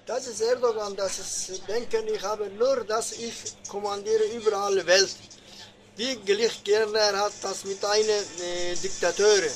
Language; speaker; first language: German; non-native, learner; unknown